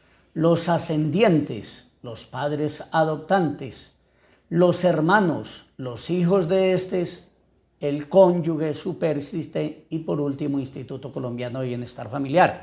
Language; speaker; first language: Spanish; native; Spanish